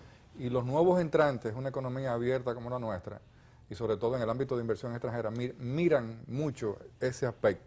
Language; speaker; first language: Spanish; native; Spanish